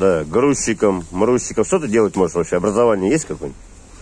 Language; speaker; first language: Russian; native; Russian